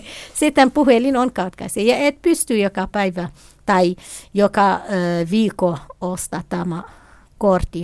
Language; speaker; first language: Finnish; non-native, learner; Kurdish